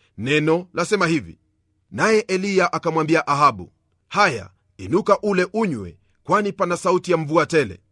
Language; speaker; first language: Swahili; non-native, local second language; Luyia